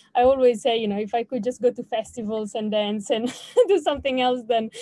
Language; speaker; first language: English; non-native, fluent; Italian